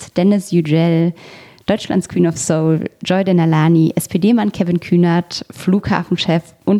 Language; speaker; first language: German; native; German